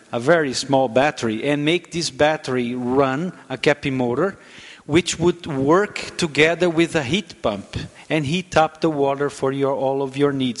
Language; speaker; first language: English; non-native, fluent; Portuguese